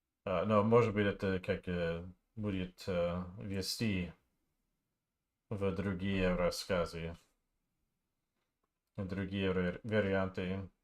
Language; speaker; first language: Russian; non-native, learner; English